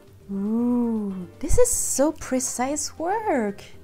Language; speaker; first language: English; non-native, fluent; French